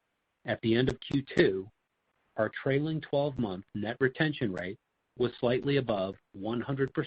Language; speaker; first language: English; native; English